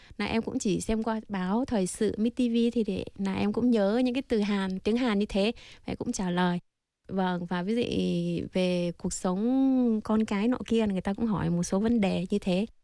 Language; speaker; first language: Vietnamese; native; Vietnamese